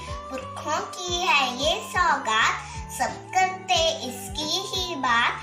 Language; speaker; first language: Hindi; native; Hindi